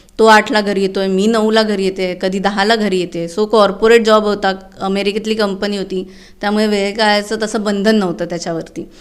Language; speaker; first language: Marathi; native; Marathi